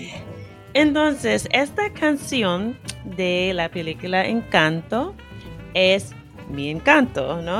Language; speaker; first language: Spanish; non-native, fluent; English